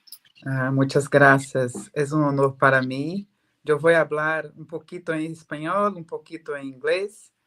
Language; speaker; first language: Spanish; non-native, learner; Portuguese